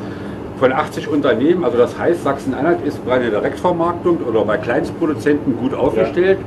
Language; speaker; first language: German; native; German